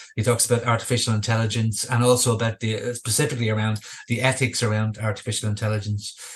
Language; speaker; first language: English; native; English